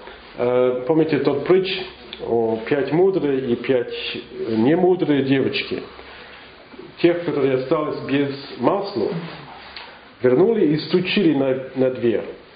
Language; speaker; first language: Russian; non-native, learner; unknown